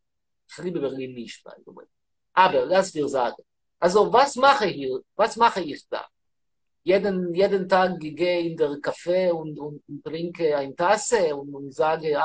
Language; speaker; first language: German; non-native, learner; Hebrew